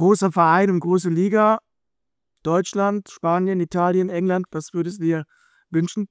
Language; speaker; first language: German; native; German